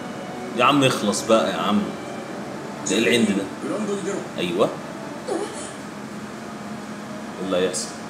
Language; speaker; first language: Arabic; native; Arabic